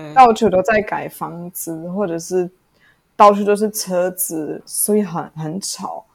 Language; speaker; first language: Chinese; non-native, fluent; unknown